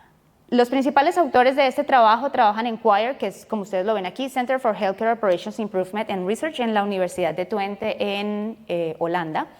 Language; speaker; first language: Spanish; native; Spanish